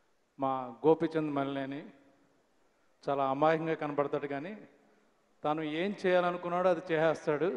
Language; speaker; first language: Telugu; native; Telugu